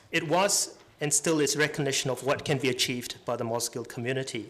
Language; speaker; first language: English; native; English